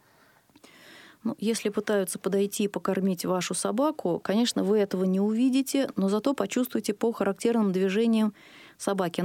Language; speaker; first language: Russian; native; Russian